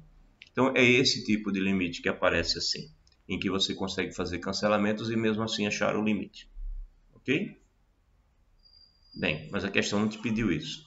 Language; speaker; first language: Portuguese; native; Portuguese